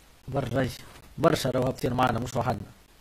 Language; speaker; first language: Arabic; native; Arabic